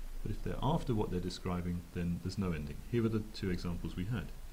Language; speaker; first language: English; native; English